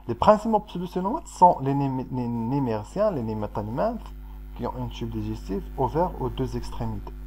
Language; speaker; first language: French; non-native, local second language; Arabic